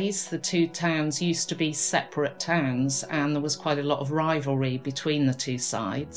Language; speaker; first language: English; native; English